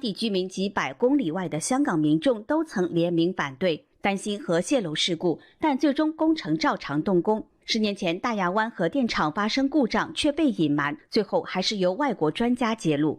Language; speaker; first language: Chinese; native; Chinese